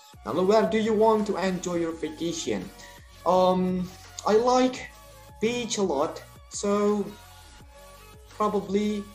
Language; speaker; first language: English; non-native, learner; Indonesian